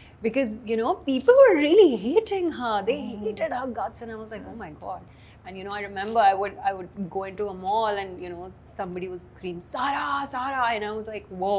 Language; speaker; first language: English; non-native, local second language; Hindi